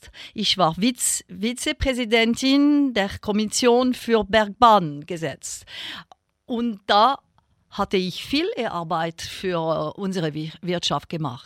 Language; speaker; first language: German; non-native, local second language; French